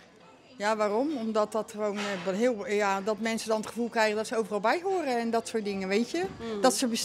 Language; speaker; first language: Dutch; native; Dutch